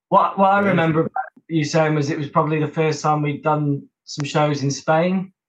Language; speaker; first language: English; native; English